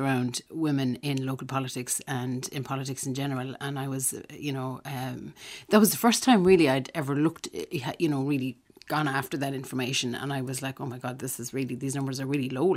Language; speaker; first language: English; native; English